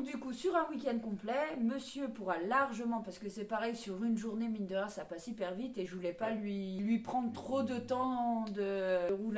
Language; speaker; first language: French; native; French